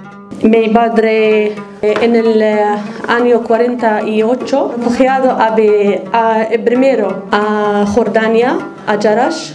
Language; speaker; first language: Spanish; non-native, learner; Arabic